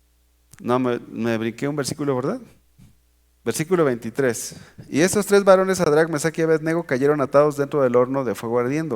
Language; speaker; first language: Spanish; native; Spanish